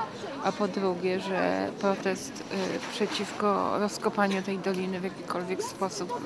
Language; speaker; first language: Polish; native; Polish